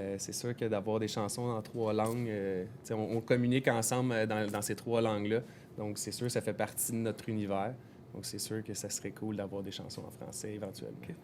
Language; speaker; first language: French; native; French